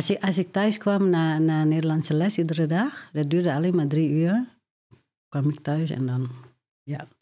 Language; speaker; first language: Dutch; non-native, fluent; Indonesian